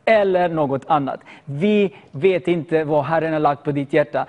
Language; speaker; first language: Swedish; non-native, fluent; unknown